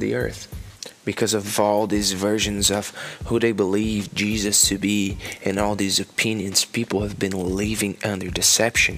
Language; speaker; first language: English; non-native, fluent; Portuguese